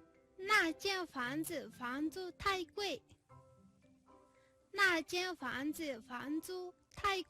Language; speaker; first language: Chinese; non-native, fluent; Mongolian